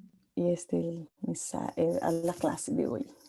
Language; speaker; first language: Portuguese; non-native, learner; Spanish